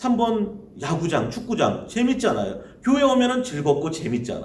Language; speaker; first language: Korean; native; Korean